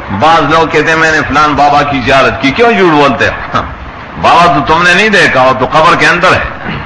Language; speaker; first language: Urdu; non-native, local second language; Pashto